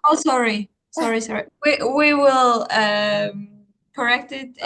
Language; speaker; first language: English; non-native, fluent; Uzbek